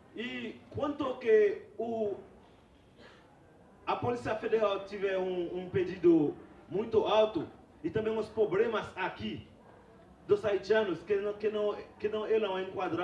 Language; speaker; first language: Portuguese; non-native, fluent; Haitian Creole